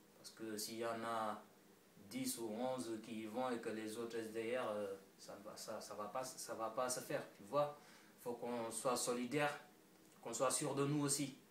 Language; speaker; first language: French; non-native, local second language; Wolof